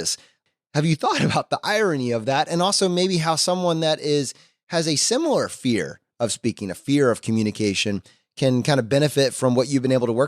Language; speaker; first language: English; native; English